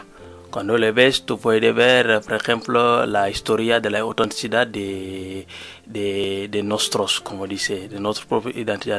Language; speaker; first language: Spanish; non-native, learner; Wolof